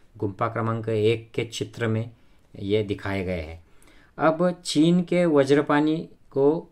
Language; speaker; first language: Hindi; non-native, local second language; Marathi